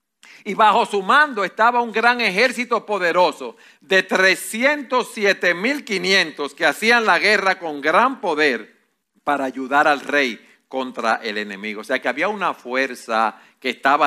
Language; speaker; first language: Spanish; native; Spanish